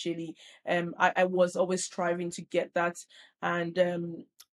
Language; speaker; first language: English; non-native, local second language; Yoruba